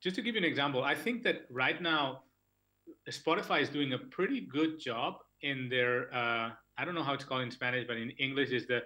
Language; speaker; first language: English; non-native, fluent; Catalan